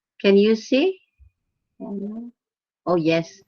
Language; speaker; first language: English; non-native, fluent; Indonesian